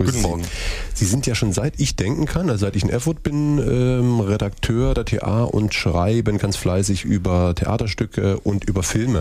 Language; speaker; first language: German; native; German